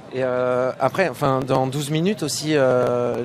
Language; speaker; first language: French; native; French